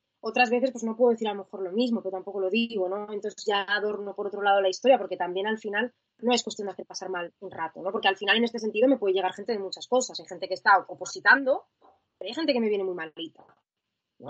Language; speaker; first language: Spanish; native; Spanish